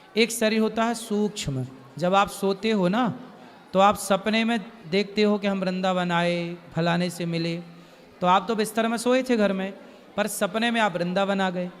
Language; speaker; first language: Hindi; native; Hindi